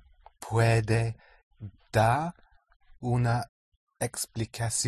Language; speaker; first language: Spanish; non-native, learner; English